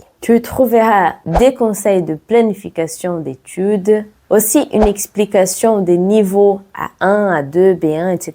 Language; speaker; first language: French; non-native, fluent; Portuguese